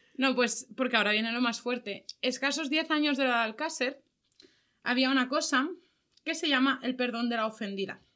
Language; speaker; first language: Spanish; native; Spanish